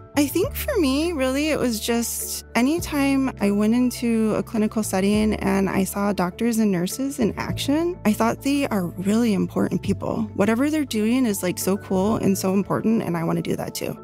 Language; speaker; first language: English; native; English